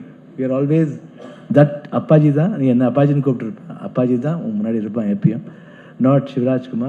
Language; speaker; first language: Tamil; non-native, fluent; Kannada